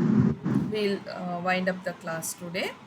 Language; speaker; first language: English; non-native, local second language; Tamil